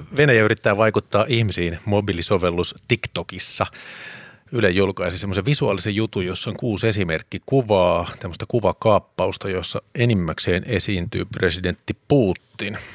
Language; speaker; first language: Finnish; native; Finnish